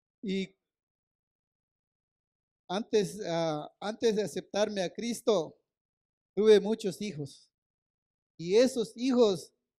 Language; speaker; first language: Spanish; non-native, local second language; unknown